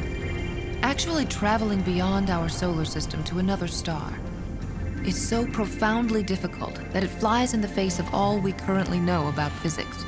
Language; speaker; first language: English; native; English